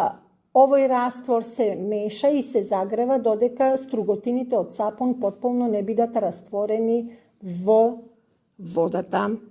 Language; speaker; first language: Macedonian; native; Macedonian